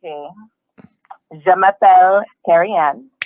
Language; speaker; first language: French; non-native, learner; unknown